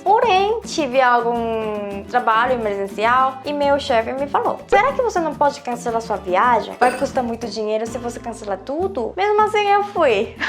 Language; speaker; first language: Portuguese; non-native, fluent; Korean